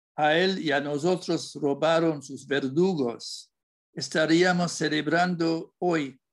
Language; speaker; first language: Spanish; non-native, fluent; English